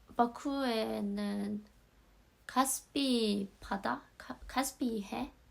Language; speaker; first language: Korean; non-native, fluent; Azerbaijani